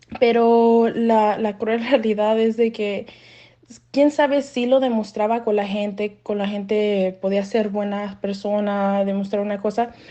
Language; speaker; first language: Spanish; native; Spanish